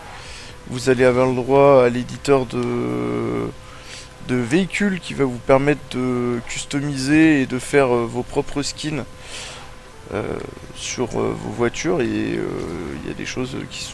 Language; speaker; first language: French; native; French